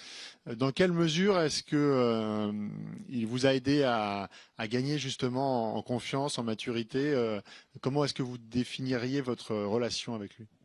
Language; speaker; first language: French; native; French